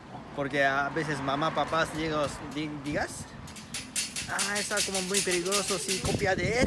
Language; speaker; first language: Spanish; non-native, learner; Japanese